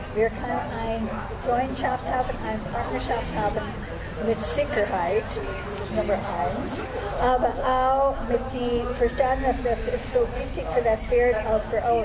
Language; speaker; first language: German; non-native, fluent; English